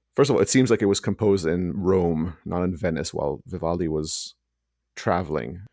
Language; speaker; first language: English; early bilingual, other home language; Hebrew